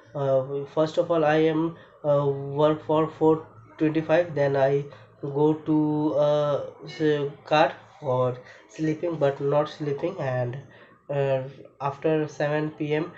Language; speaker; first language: English; non-native, learner; Bangla